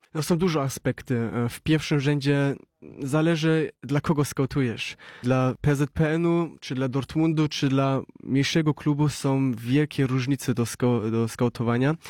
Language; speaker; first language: Polish; early bilingual, heritage; Polish